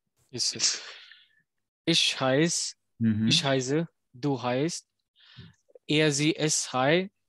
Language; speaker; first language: German; non-native, learner; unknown